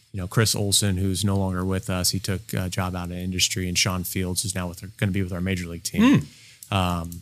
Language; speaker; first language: English; native; English